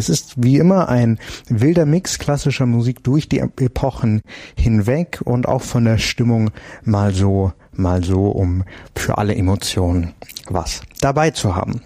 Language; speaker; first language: German; native; German